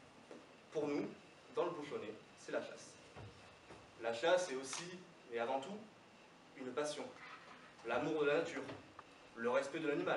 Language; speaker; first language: French; native; French